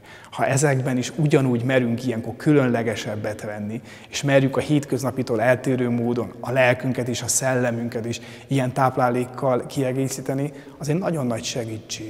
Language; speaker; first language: Hungarian; native; Hungarian